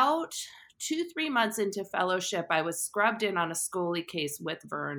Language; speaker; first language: English; native; English